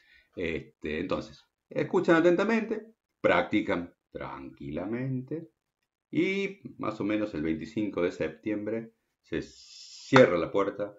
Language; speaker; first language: Spanish; native; Spanish